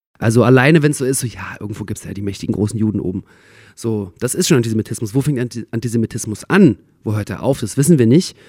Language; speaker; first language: German; early bilingual, other home language; Russian